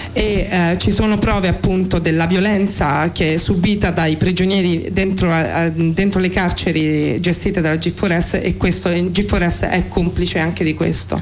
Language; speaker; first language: Italian; native; Italian